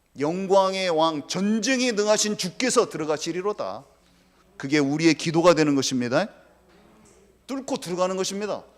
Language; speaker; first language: Korean; native; Korean